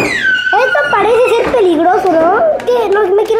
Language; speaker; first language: Spanish; native; Spanish